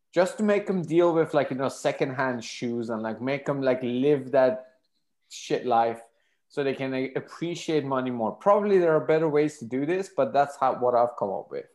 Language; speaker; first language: English; non-native, fluent; Persian